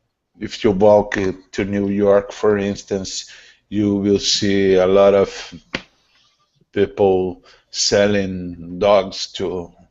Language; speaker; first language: English; non-native, learner; Portuguese